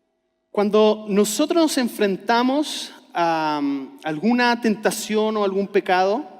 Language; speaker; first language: Spanish; native; Spanish